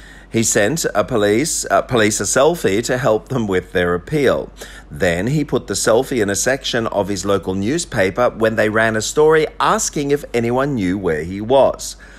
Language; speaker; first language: English; native; English